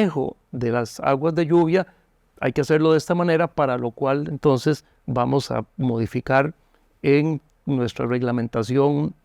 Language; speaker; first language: Spanish; native; Spanish